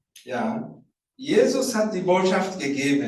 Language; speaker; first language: German; non-native, fluent; Rundi